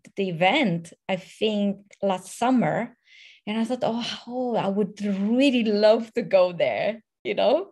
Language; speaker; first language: English; non-native, fluent; Romanian